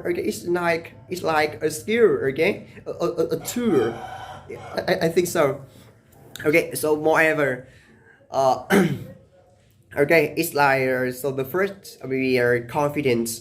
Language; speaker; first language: English; non-native, learner; Vietnamese